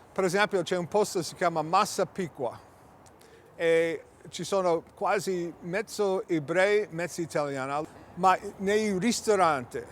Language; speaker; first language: Italian; early bilingual, heritage; English